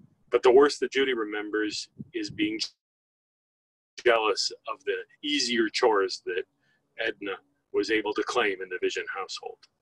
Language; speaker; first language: English; native; English